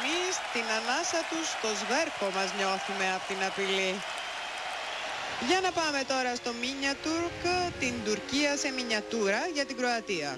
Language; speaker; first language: Greek; native; Greek